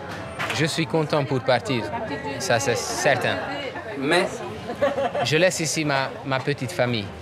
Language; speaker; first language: French; non-native, learner; Spanish